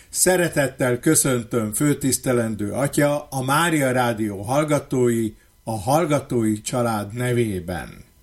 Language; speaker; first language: Hungarian; native; Hungarian